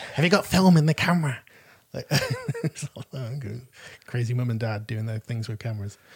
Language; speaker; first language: English; native; English